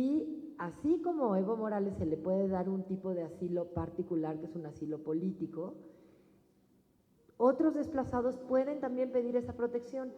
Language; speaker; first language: Spanish; native; Spanish